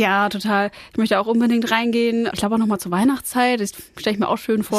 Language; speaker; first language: German; native; German